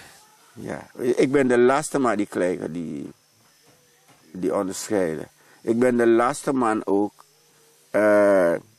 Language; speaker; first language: Dutch; non-native, local second language; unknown